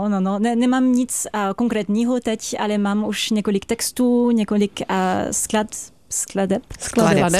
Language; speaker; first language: Czech; non-native, fluent; French